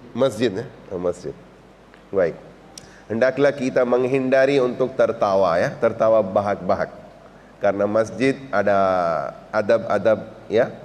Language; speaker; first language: Indonesian; non-native, learner; Urdu